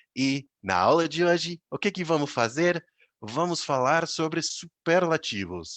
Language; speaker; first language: Portuguese; non-native, fluent; English